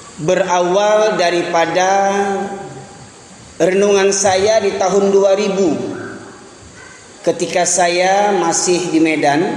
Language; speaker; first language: Indonesian; non-native, local second language; Minangkabau